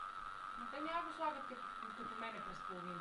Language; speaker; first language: Bulgarian; native; Bulgarian